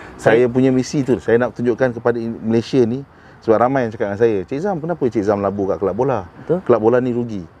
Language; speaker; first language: Malay; native; Malay